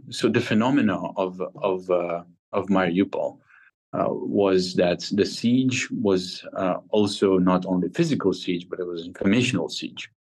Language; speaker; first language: English; non-native, fluent; Ukrainian